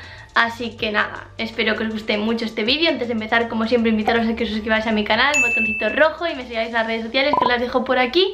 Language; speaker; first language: Spanish; native; Spanish